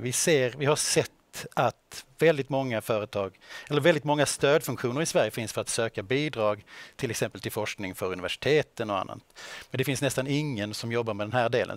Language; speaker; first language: Swedish; native; Swedish